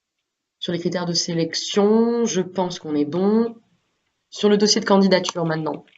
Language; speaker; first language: French; native; French